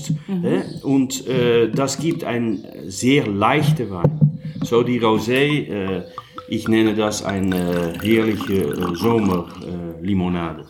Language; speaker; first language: German; non-native, learner; Dutch